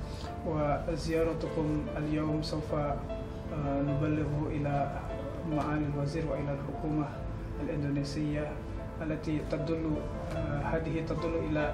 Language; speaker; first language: Arabic; non-native, fluent; Indonesian